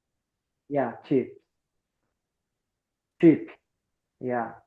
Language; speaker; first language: English; non-native, learner; Portuguese